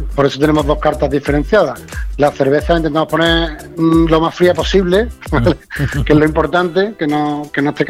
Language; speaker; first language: Spanish; native; Spanish